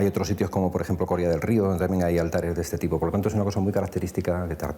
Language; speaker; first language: Spanish; native; Spanish